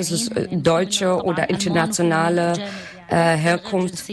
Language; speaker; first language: German; non-native, learner; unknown